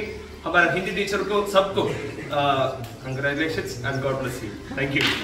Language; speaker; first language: Hindi; non-native, local second language; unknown